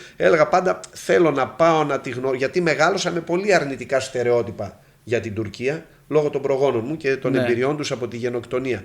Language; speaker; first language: Greek; native; Greek